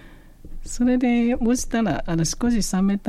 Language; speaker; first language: Japanese; non-native, fluent; Chinese